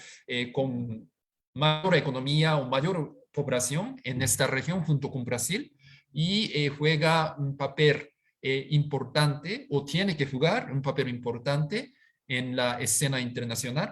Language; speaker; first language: Spanish; non-native, fluent; Japanese